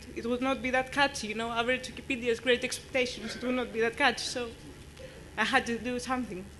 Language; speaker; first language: English; non-native, fluent; Greek